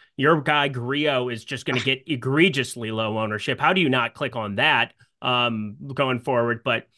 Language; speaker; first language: English; native; English